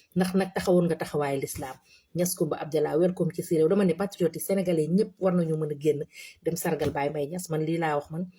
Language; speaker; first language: Wolof; native; Wolof